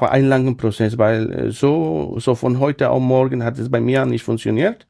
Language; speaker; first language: German; non-native, fluent; Spanish